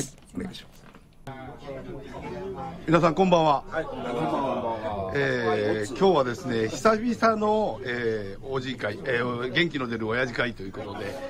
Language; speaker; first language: Japanese; native; Japanese